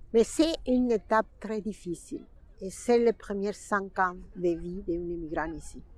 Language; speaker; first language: French; non-native, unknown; Spanish